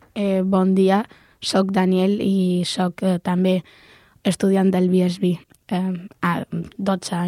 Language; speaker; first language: Catalan; non-native, local second language; Spanish